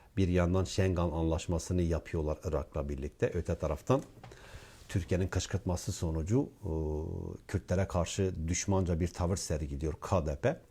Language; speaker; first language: Turkish; non-native, local second language; Kurdish